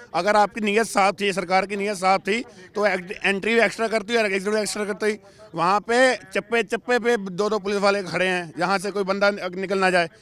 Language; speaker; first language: Hindi; native; Hindi